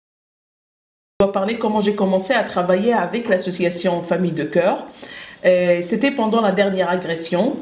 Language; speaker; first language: French; non-native, local second language; Arabic